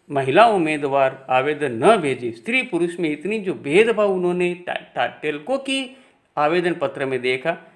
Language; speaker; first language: Hindi; non-native, local second language; Gujarati